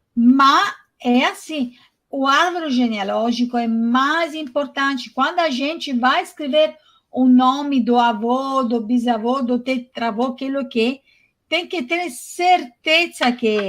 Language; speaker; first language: Portuguese; non-native, fluent; Italian